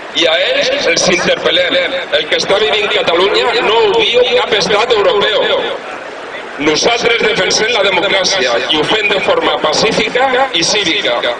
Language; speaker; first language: Catalan; native; Catalan